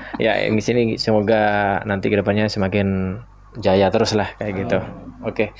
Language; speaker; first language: Indonesian; non-native, local second language; Madurese